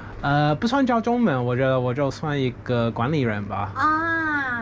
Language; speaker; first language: Chinese; non-native, fluent; English